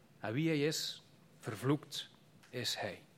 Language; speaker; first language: Dutch; native; Dutch